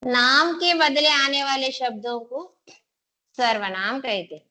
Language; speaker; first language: Hindi; non-native, local second language; Telugu